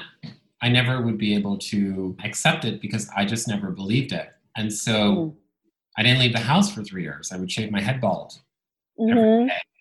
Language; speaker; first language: English; non-native, fluent; Italian